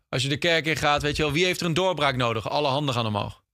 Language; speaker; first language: Dutch; non-native, fluent; English